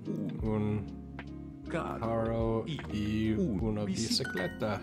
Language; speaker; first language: Spanish; non-native, learner; English